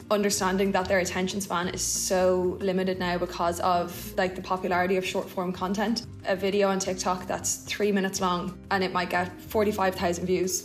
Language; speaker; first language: English; native; English